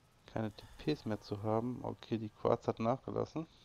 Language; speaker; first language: German; native; German